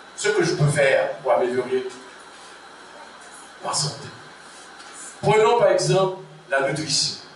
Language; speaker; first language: French; non-native, local second language; Haitian Creole